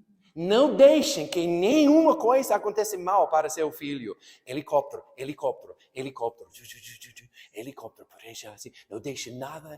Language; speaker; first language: Portuguese; non-native, fluent; English